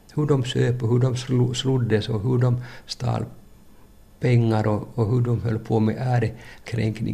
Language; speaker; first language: Swedish; native; Swedish